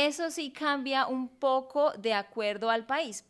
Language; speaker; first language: Spanish; native; Spanish